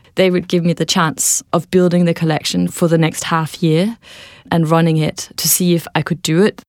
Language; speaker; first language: English; non-native, fluent; Danish